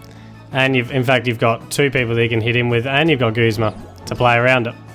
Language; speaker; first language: English; native; English